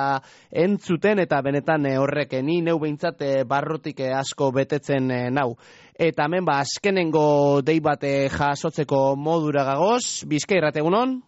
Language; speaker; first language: Basque; native; Basque